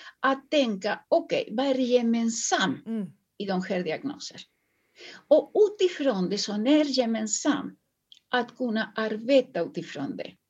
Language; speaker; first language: Swedish; non-native, fluent; Spanish